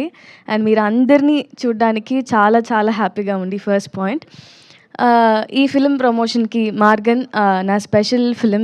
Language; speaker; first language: Telugu; non-native, learner; Tamil